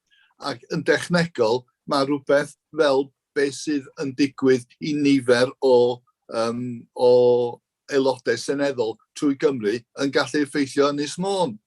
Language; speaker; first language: Welsh; native; Welsh